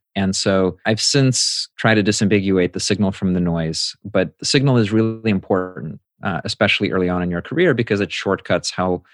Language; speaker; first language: English; native; English